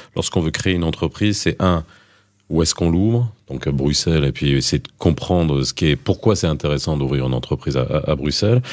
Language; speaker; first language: French; native; French